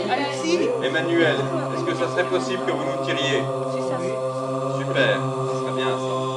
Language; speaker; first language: French; native; French